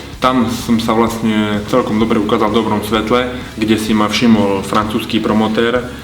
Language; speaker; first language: Slovak; native; Slovak